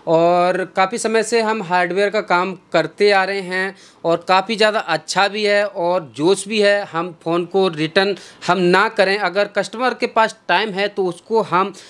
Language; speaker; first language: Hindi; native; Hindi